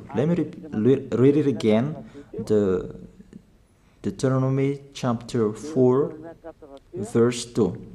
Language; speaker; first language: English; non-native, fluent; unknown